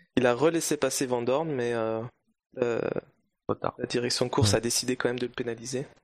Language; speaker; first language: French; native; French